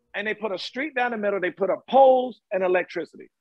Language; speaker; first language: English; native; English